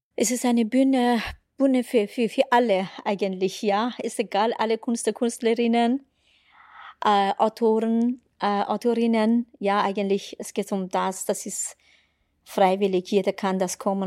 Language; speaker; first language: German; non-native, fluent; Persian